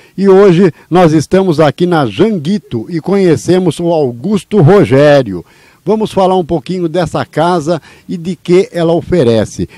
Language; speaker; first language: Portuguese; native; Portuguese